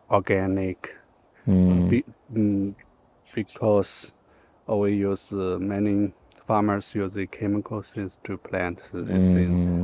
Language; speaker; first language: English; non-native, learner; Chinese